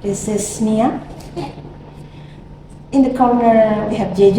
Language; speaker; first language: English; non-native, fluent; Indonesian